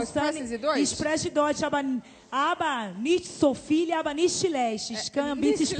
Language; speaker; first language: German; non-native, learner; Portuguese